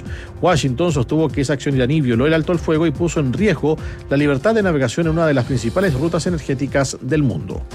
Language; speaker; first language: Spanish; native; Spanish